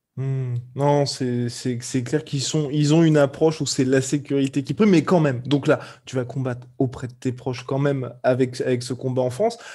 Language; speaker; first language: French; native; French